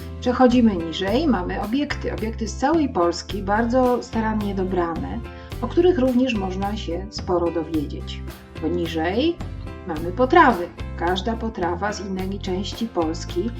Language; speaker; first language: Polish; native; Polish